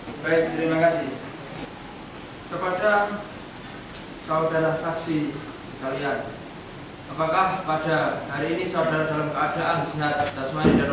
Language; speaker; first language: Indonesian; native; Indonesian